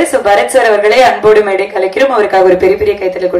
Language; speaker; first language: Tamil; native; Tamil